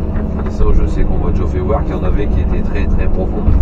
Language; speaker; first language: French; native; French